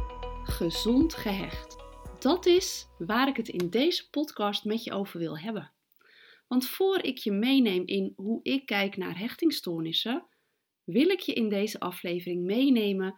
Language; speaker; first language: Dutch; native; Dutch